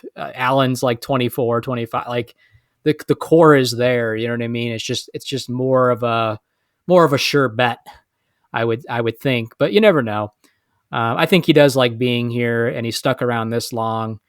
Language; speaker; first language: English; native; English